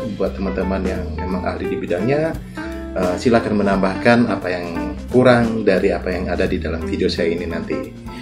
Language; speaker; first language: Indonesian; non-native, local second language; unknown